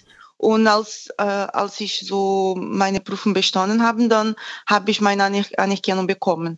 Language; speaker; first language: German; non-native, fluent; Portuguese